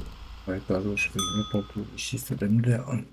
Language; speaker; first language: Danish; native; Danish